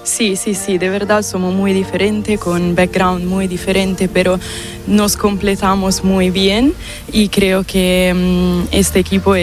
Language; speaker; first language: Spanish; non-native, fluent; Italian